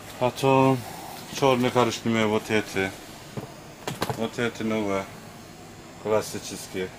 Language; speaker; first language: Russian; non-native, learner; Turkish